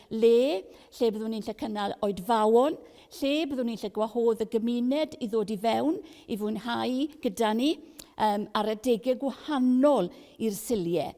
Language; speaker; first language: Welsh; native; Welsh